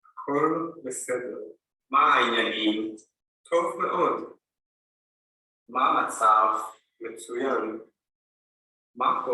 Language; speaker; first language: Hebrew; non-native, learner; Indonesian